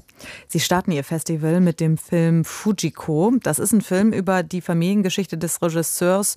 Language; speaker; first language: German; native; German